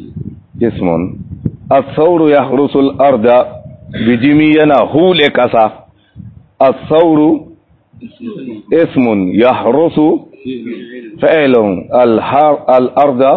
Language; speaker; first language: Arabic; non-native, fluent; Hausa